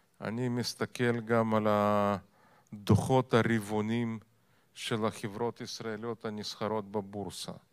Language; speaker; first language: Hebrew; non-native, fluent; Russian